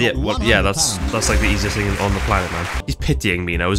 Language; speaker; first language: English; native; English